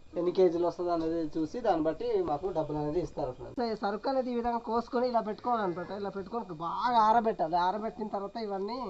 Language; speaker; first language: Telugu; non-native, local second language; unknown